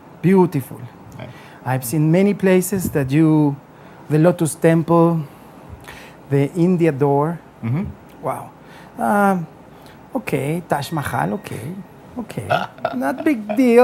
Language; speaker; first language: English; non-native, learner; Spanish